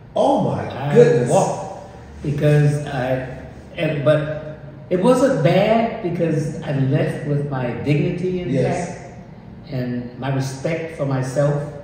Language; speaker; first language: English; native; English